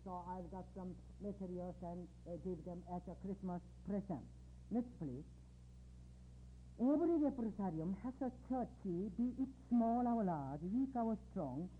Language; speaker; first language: English; non-native, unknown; Korean